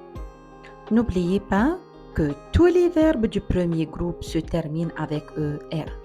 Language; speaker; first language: French; non-native, fluent; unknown